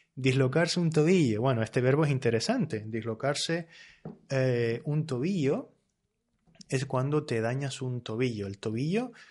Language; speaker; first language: Spanish; native; Spanish